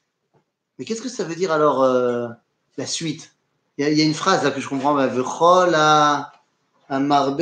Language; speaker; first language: French; native; French